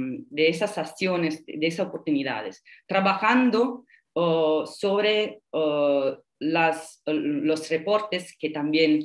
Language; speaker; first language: Spanish; non-native, fluent; Italian